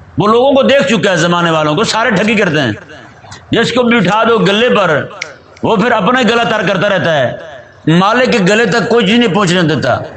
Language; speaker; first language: Urdu; non-native, local second language; Punjabi